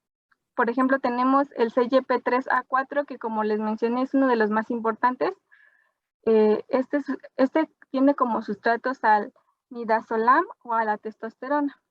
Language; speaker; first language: Spanish; native; Spanish